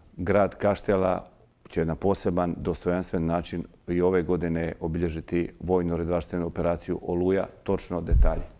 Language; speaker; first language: Croatian; native; Croatian